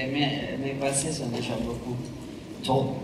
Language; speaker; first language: French; non-native, fluent; Italian